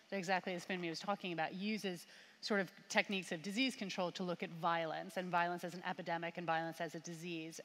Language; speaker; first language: English; native; English